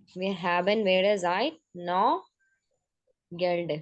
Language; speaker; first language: German; non-native, fluent; Malayalam